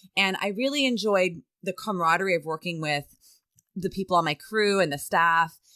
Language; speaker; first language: English; native; English